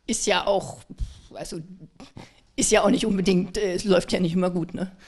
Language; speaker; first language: German; native; German